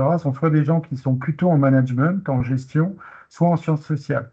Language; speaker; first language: French; native; French